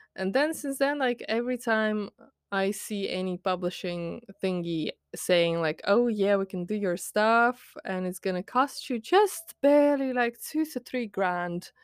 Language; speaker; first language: English; non-native, fluent; Latvian